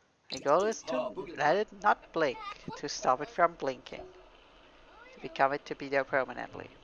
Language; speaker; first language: English; non-native, fluent; German